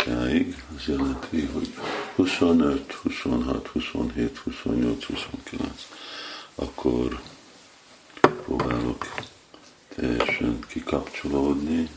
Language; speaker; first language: Hungarian; non-native, fluent; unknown